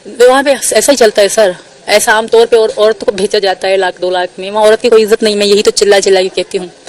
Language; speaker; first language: Urdu; non-native, local second language; Sindhi